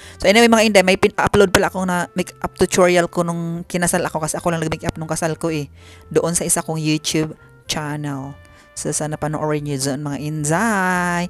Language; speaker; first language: Filipino; non-native, local second language; Cebuano